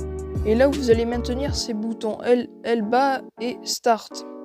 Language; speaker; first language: French; native; French